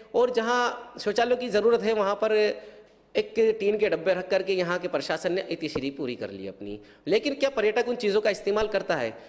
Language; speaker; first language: Hindi; native; Hindi